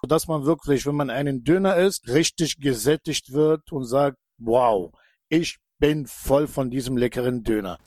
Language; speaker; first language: German; non-native, fluent; Turkish